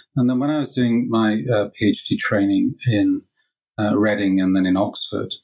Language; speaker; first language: English; native; English